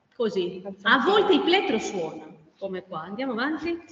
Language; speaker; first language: Italian; non-native, fluent; Greek